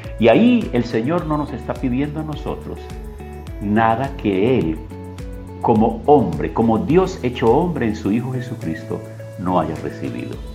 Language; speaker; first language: Spanish; native; Spanish